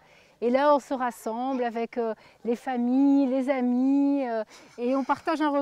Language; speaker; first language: French; native; French